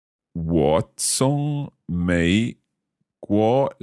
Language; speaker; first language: Chinese; non-native, learner; English